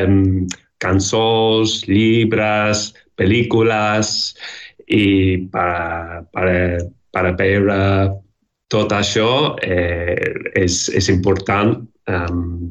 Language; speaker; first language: Catalan; non-native, fluent; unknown